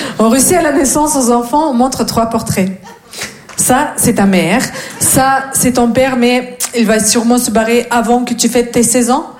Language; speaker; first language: French; non-native, fluent; Russian